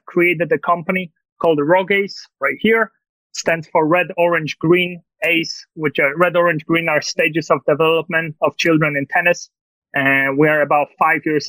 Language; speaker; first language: English; non-native, fluent; Polish